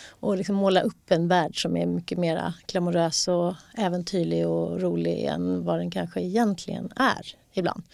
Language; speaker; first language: Swedish; native; Swedish